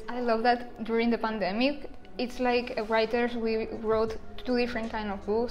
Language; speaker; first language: English; non-native, fluent; Spanish